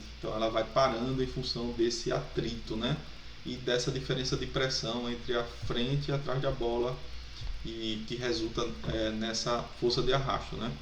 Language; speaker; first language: Portuguese; native; Portuguese